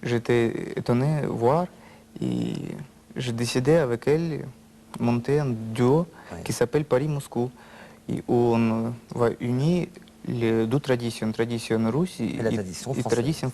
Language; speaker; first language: French; non-native, learner; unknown